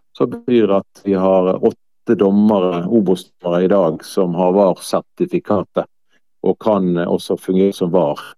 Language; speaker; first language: Norwegian; native; Norwegian